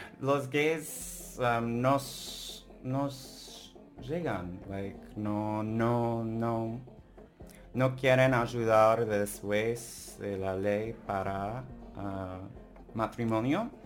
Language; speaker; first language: Spanish; non-native, learner; English